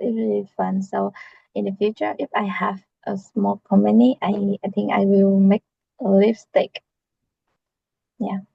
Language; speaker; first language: English; non-native, learner; Vietnamese